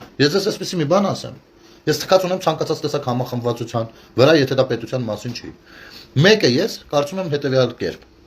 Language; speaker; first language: Armenian; native; Armenian